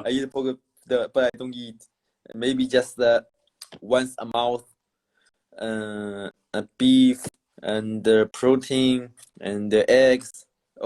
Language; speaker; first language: English; non-native, learner; Chinese